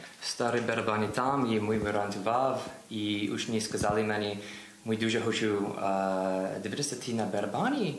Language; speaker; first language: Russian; non-native, learner; English